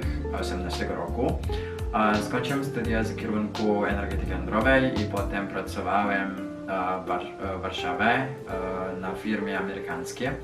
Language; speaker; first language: Polish; non-native, learner; Indonesian